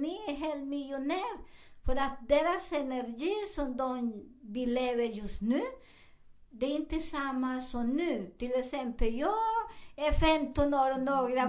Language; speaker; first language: Swedish; non-native, fluent; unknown